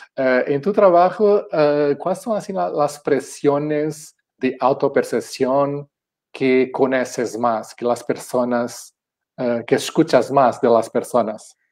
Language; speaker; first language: Spanish; non-native, fluent; Portuguese